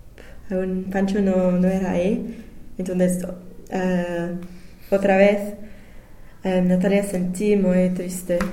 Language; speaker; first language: Spanish; non-native, learner; English